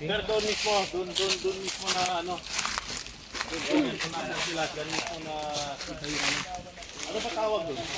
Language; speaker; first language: Filipino; native; Filipino